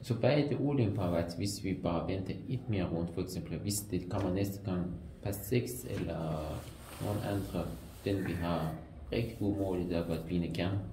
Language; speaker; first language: Danish; non-native, learner; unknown